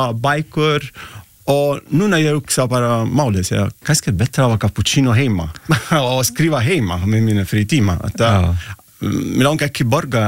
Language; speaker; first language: Icelandic; non-native, learner; Italian